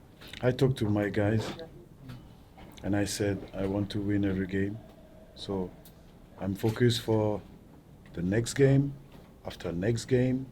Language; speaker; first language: English; non-native, learner; French